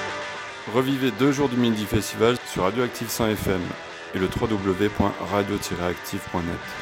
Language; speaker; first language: French; native; French